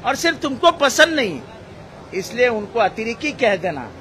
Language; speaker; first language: Hindi; non-native, local second language; Marathi